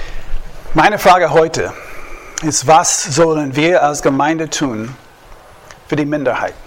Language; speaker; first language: German; non-native, fluent; English